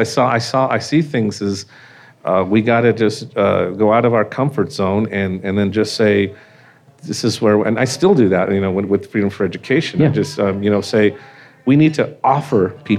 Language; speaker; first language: English; native; English